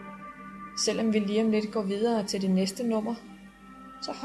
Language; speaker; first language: Danish; native; Danish